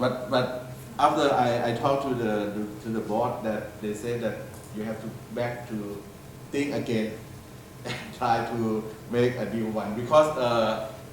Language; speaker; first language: English; non-native, learner; Thai